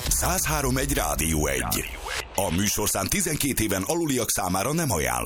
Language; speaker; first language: Hungarian; native; Hungarian